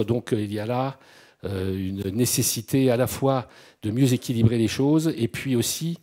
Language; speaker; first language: French; native; French